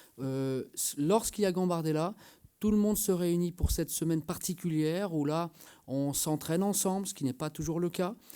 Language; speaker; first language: French; native; French